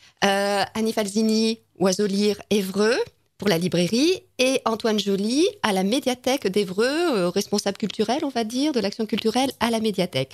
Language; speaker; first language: French; native; French